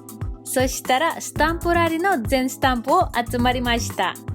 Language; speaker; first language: Japanese; non-native, learner; Russian